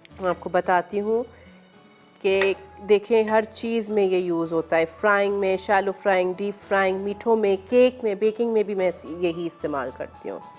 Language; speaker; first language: Urdu; native; Urdu